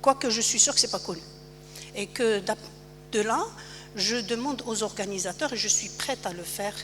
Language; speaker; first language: French; non-native, local second language; Arabic